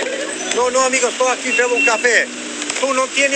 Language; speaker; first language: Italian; non-native, fluent; Albanian